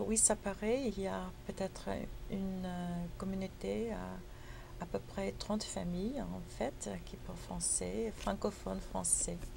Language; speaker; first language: French; non-native, fluent; Spanish